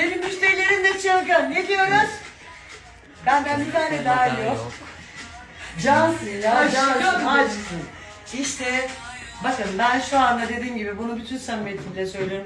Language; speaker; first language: Turkish; native; Turkish